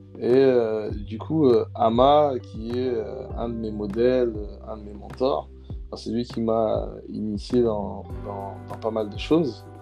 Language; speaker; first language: French; early bilingual, other home language; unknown